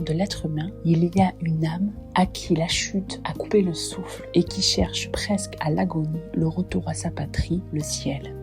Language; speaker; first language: French; native; French